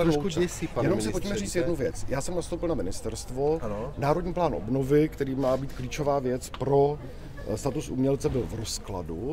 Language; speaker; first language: Czech; native; Czech